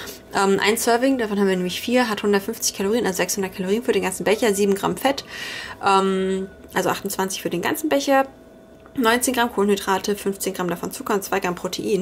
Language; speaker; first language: German; native; German